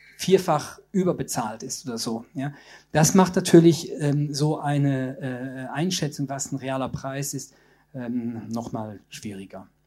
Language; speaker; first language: German; non-native, local second language; Luxembourgish